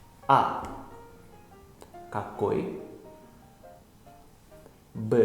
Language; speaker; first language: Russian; non-native, fluent; Indonesian